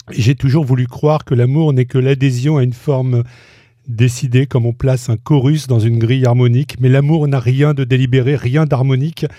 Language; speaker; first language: French; native; French